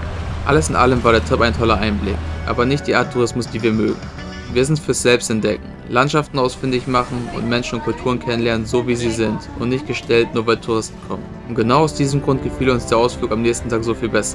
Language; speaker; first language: German; native; German